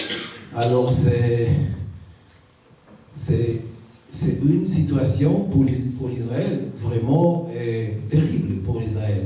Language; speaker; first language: French; non-native, learner; Hebrew